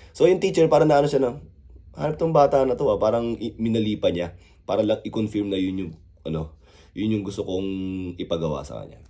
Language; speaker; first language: Filipino; early bilingual, other home language; Korean